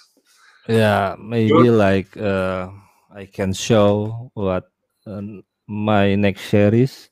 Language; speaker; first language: English; non-native, learner; Indonesian